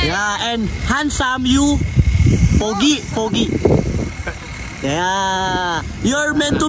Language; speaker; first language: English; non-native, learner; Filipino